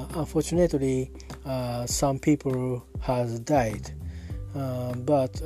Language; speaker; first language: English; non-native, learner; Japanese